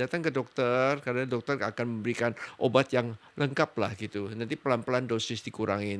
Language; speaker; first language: Indonesian; native; Indonesian